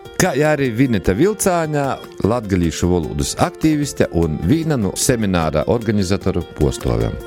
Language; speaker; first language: Latvian; native; Latvian